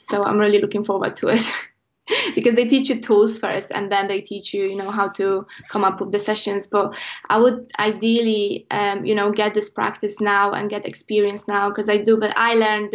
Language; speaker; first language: English; non-native, fluent; Polish